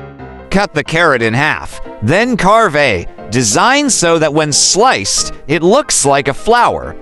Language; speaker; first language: English; non-native, local second language; Filipino